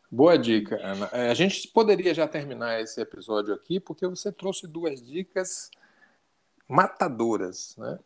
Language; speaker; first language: Portuguese; native; Portuguese